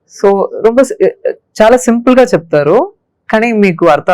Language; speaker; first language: Telugu; non-native, learner; Tamil